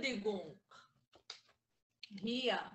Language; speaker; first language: German; non-native, learner; Portuguese